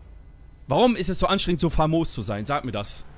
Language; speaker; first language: German; native; German